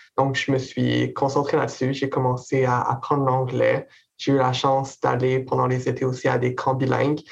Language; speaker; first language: French; native; French